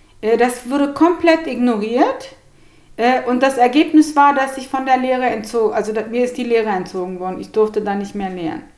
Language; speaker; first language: German; early bilingual, other home language; Turkish